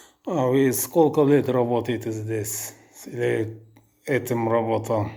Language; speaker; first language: Russian; non-native, learner; Uzbek